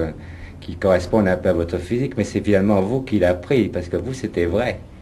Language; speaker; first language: French; native; French